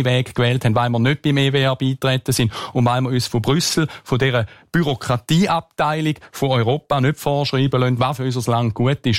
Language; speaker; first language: German; native; German